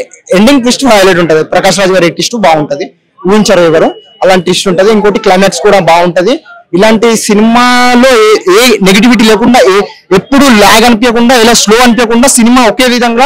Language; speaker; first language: Telugu; native; Telugu